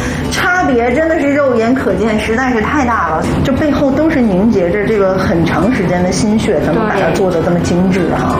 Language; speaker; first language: Chinese; native; Chinese